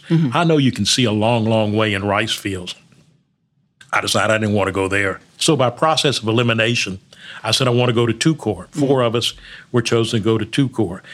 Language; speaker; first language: English; early bilingual, other home language; Spanish